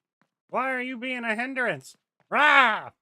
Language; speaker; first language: English; native; English